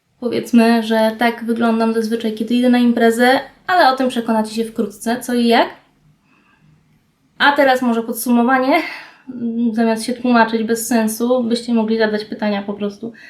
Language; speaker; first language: Polish; native; Polish